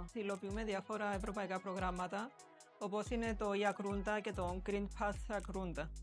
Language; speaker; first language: Greek; native; Greek